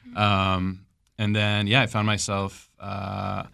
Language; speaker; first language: English; early bilingual, other home language; Spanish